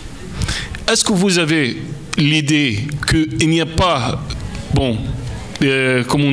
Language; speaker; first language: French; non-native, fluent; Arabic